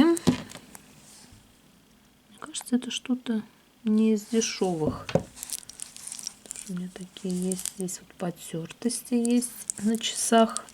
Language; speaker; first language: Russian; native; Russian